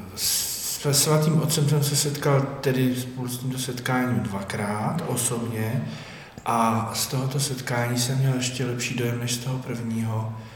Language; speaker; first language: Czech; native; Czech